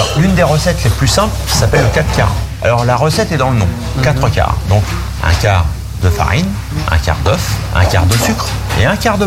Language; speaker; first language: French; native; French